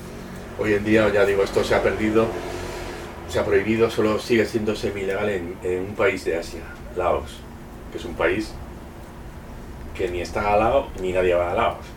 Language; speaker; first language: Spanish; native; Spanish